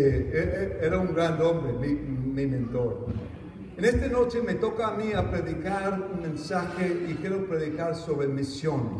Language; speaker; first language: Spanish; non-native, fluent; English